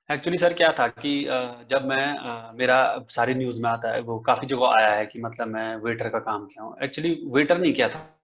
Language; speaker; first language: Hindi; native; Hindi